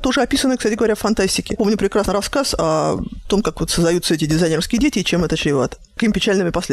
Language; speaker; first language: Russian; native; Russian